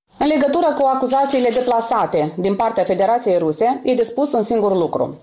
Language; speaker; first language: Romanian; native; Romanian